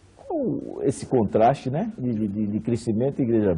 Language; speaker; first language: Portuguese; native; Portuguese